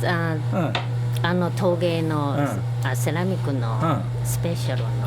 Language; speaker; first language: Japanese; non-native, fluent; Chinese